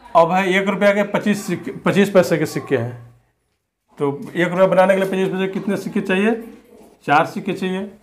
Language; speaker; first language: Hindi; native; Hindi